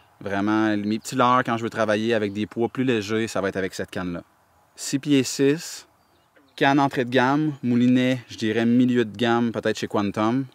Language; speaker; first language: French; native; French